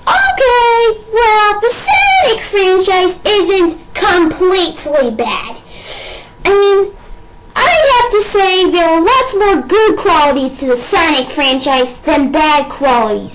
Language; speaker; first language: English; native; English